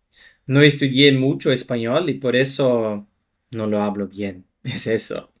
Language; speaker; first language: Spanish; non-native, fluent; Portuguese